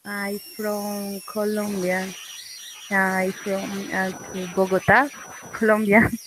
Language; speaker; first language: English; non-native, learner; Spanish